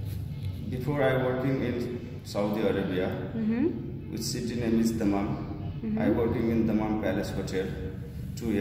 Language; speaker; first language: English; non-native, learner; Nepali